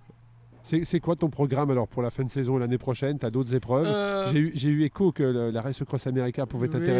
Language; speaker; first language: French; native; French